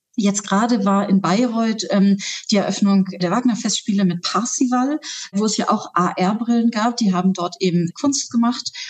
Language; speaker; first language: German; native; German